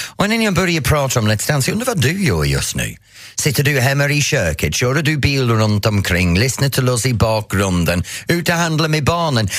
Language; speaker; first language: Swedish; non-native, fluent; English